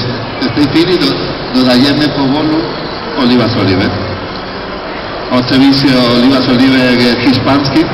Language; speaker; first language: Polish; non-native, learner; Spanish